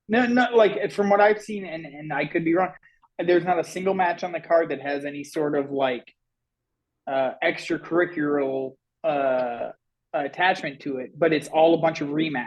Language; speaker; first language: English; native; English